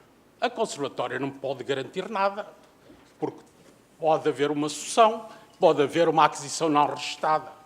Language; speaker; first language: Portuguese; native; Portuguese